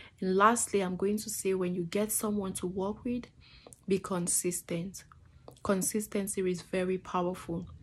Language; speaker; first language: English; non-native, fluent; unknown